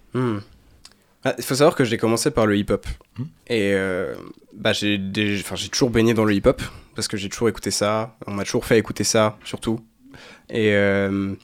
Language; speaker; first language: French; native; French